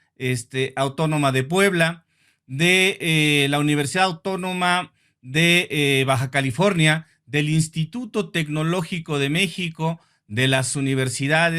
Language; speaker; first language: Spanish; native; Spanish